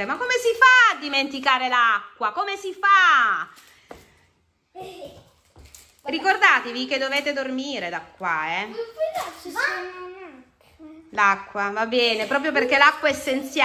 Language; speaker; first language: Italian; native; Italian